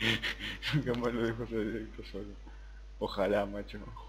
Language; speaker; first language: Spanish; native; Spanish